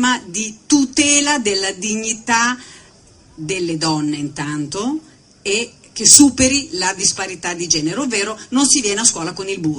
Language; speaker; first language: Italian; native; Italian